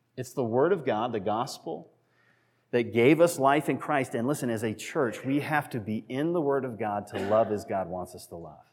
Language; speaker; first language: English; native; English